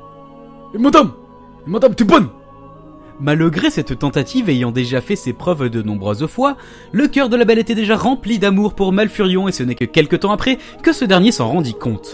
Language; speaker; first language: French; native; French